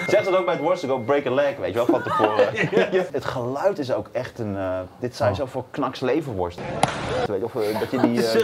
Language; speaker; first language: Dutch; native; Dutch